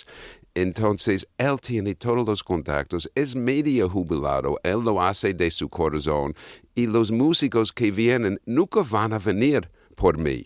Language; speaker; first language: Spanish; non-native, fluent; English